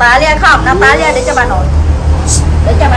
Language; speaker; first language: Portuguese; non-native, learner; Vietnamese